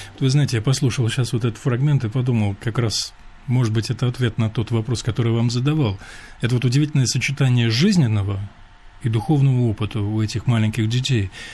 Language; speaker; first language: Russian; native; Russian